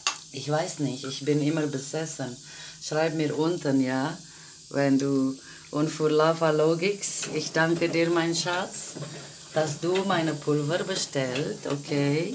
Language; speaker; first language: German; non-native, fluent; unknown